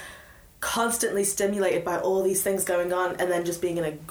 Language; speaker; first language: English; native; English